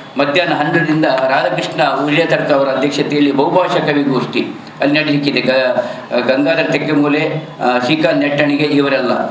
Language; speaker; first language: Kannada; non-native, local second language; Tulu